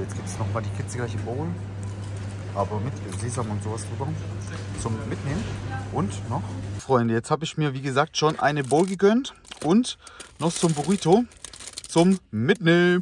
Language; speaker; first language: German; native; German